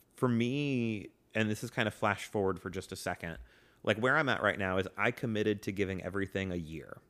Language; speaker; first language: English; native; English